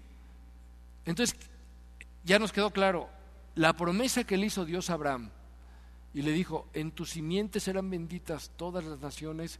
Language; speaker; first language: Spanish; native; Spanish